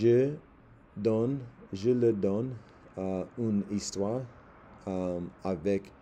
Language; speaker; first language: French; non-native, learner; English